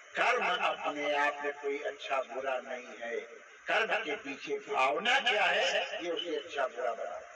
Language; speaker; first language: Hindi; native; Hindi